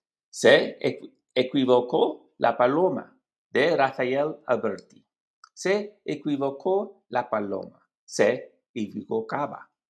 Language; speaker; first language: Spanish; non-native, learner; English